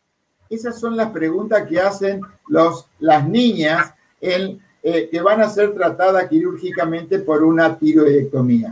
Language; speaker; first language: Spanish; native; Spanish